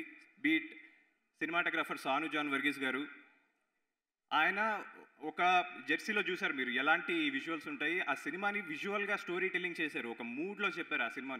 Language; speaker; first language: Telugu; native; Telugu